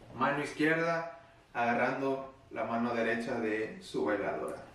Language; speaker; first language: Spanish; early bilingual, heritage; Spanish